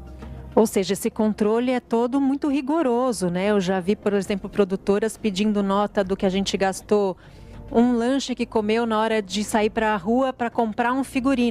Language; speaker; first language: Portuguese; native; Portuguese